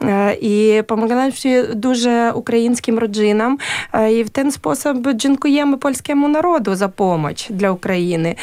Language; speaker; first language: Polish; non-native, learner; Ukrainian